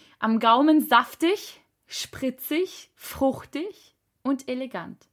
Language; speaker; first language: German; native; German